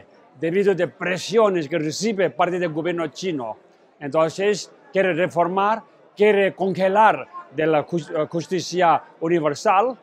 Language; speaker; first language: Spanish; non-native, learner; Tibetan